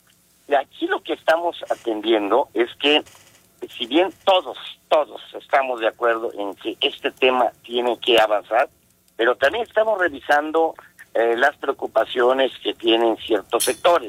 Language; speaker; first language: Spanish; native; Spanish